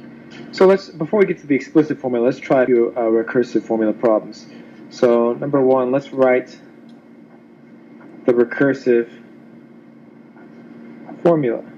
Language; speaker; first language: English; native; English